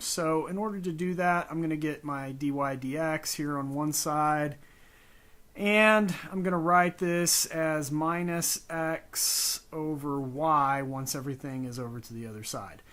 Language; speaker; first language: English; native; English